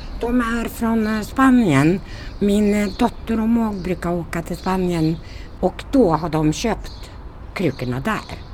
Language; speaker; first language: Swedish; native; Swedish